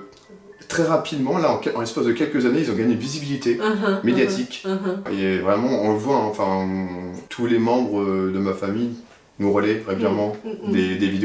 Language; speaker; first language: French; native; French